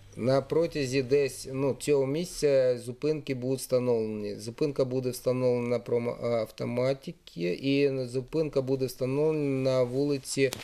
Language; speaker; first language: Ukrainian; non-native, local second language; Russian